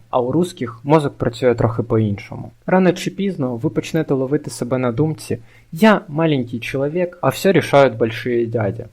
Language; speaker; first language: Ukrainian; non-native, local second language; Russian